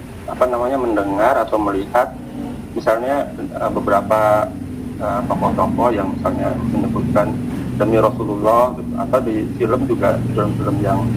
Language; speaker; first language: Indonesian; native; Indonesian